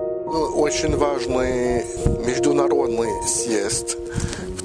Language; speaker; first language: Russian; early bilingual, heritage; Russian